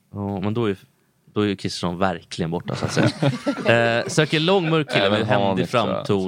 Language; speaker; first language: Swedish; native; Swedish